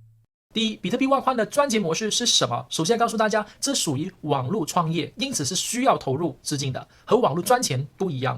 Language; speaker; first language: Chinese; early bilingual, heritage; Chinese